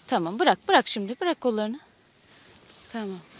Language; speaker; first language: Turkish; native; Turkish